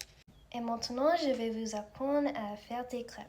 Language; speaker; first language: French; non-native, fluent; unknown